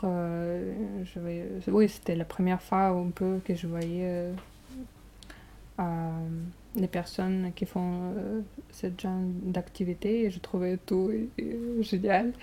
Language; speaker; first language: French; non-native, fluent; Russian